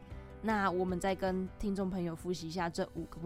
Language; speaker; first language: Chinese; native; Chinese